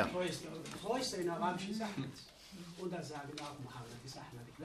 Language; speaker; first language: German; non-native, learner; Arabic